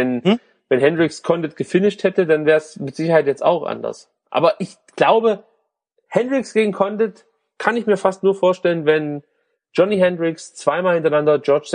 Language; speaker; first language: German; native; German